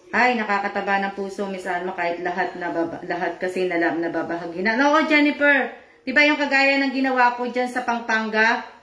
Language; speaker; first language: Filipino; native; Filipino